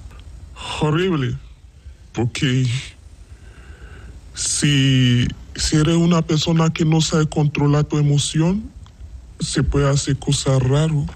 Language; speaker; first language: Spanish; non-native, learner; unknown